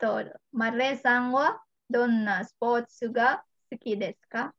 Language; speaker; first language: Japanese; non-native, fluent; Indonesian